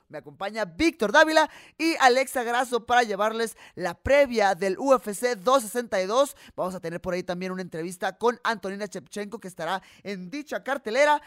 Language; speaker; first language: Spanish; native; Spanish